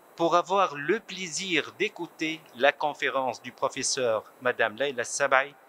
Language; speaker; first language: French; non-native, local second language; Arabic